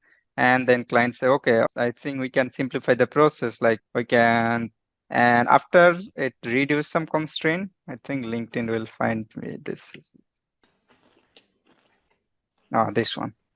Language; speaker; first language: English; non-native, fluent; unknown